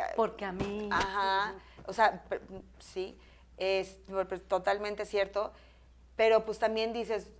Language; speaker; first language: Spanish; native; Spanish